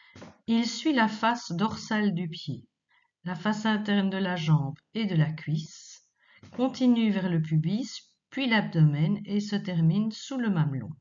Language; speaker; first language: French; native; French